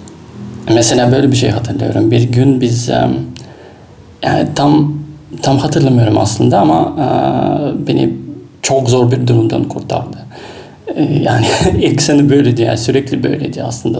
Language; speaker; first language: Turkish; non-native, fluent; Russian